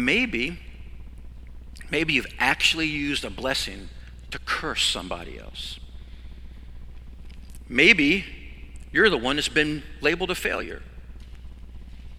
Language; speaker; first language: English; native; English